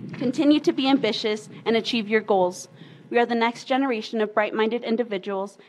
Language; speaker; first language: English; early bilingual, other home language; Spanish